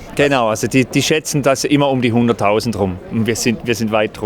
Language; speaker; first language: German; native; German